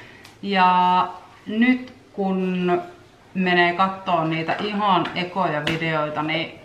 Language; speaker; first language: Finnish; native; Finnish